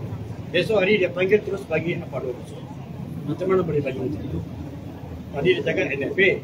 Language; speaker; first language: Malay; non-native, local second language; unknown